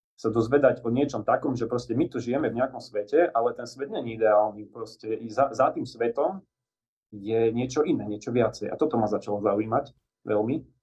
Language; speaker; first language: Slovak; native; Slovak